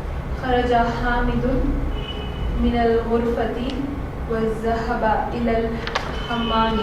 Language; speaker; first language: Arabic; non-native, learner; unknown